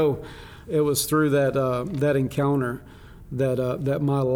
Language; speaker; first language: English; native; English